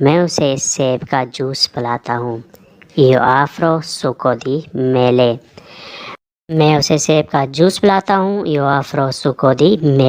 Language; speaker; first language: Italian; non-native, learner; Urdu